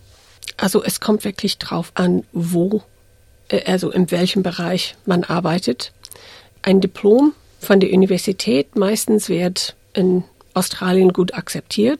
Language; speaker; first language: German; non-native, fluent; English